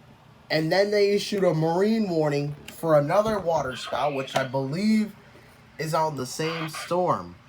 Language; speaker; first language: English; native; English